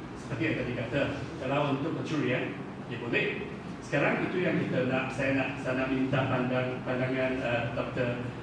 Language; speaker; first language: Malay; non-native, local second language; Chinese